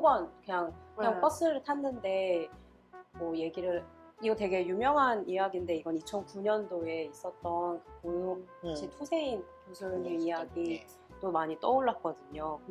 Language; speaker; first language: Korean; early bilingual, other home language; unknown